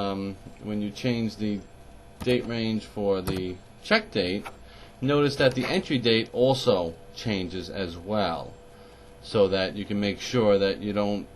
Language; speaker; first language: English; native; English